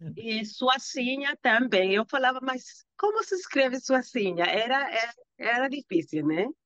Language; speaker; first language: Portuguese; non-native, learner; Spanish